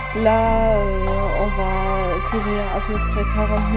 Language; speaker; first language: French; non-native, fluent; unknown